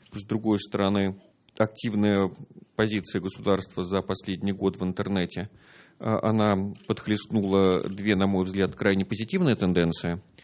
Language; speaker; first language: Russian; native; Russian